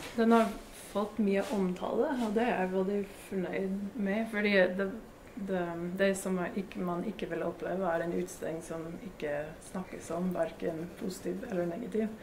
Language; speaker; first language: Norwegian; non-native, fluent; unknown